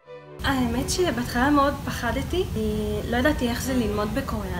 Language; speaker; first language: Hebrew; native; Hebrew